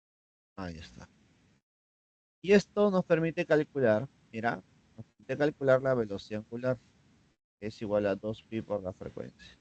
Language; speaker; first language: Spanish; native; Spanish